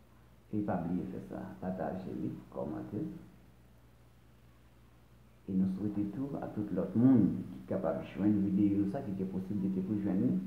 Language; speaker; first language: French; non-native, local second language; Haitian Creole